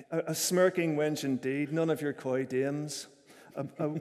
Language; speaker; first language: English; native; English